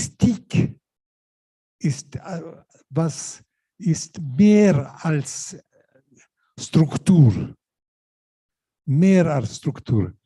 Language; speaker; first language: German; non-native, learner; Lithuanian